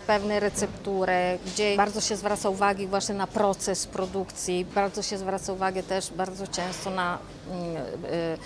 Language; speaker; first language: Polish; native; Polish